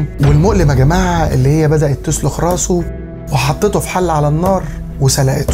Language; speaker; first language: Arabic; native; Arabic